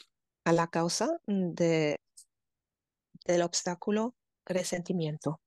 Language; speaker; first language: Spanish; non-native, fluent; German